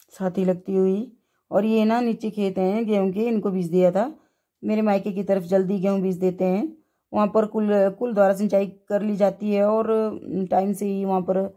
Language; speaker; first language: Hindi; native; Hindi